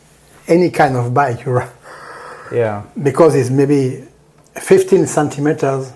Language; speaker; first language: English; non-native, learner; French